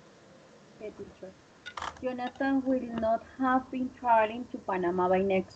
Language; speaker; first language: English; non-native, learner; Spanish